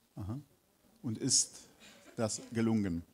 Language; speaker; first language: German; non-native, fluent; Polish